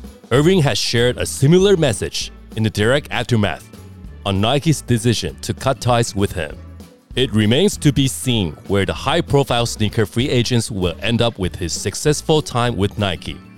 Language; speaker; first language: English; non-native, fluent; Chinese